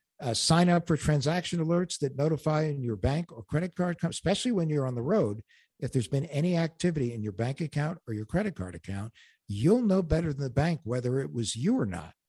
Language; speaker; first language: English; native; English